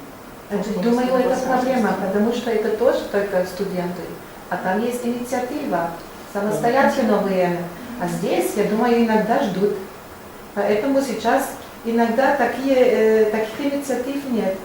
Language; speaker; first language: Russian; non-native, learner; German